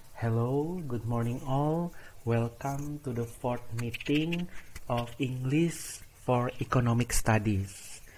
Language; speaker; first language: English; non-native, fluent; Indonesian